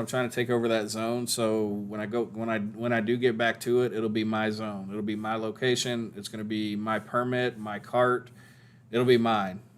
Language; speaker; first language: English; native; English